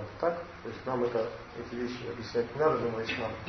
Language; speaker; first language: Russian; native; Russian